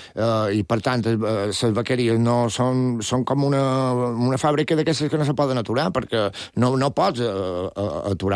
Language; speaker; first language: Catalan; native; Catalan